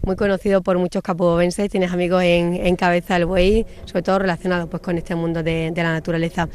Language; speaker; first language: Spanish; native; Spanish